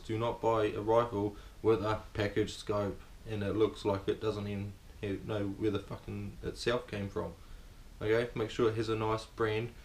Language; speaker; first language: English; native; English